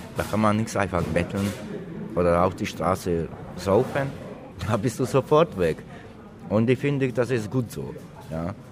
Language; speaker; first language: German; non-native, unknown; Slovak